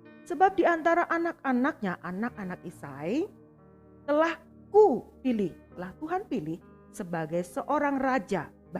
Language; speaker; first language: Indonesian; native; Indonesian